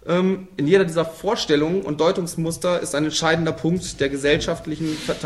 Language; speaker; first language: German; native; German